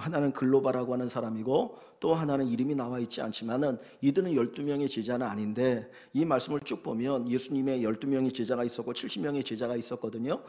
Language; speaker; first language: Korean; native; Korean